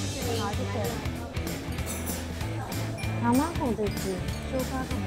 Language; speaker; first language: Japanese; non-native, fluent; Chinese